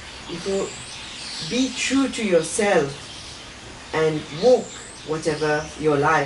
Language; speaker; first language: English; non-native, local second language; Morisyen